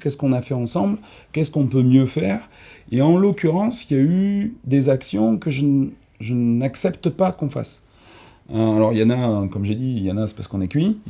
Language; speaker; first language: French; native; French